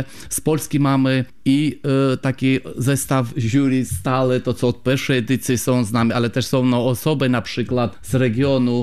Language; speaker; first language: Polish; non-native, fluent; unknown